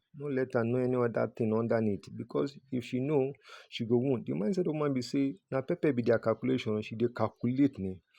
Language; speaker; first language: Nigerian Pidgin; non-native, local second language; Yoruba